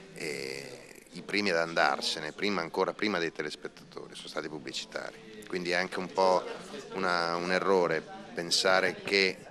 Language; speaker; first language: Italian; native; Italian